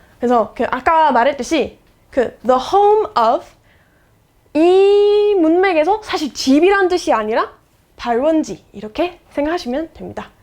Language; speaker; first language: Korean; non-native, fluent; English